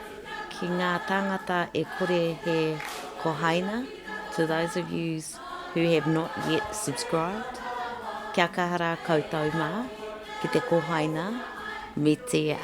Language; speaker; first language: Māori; non-native, local second language; English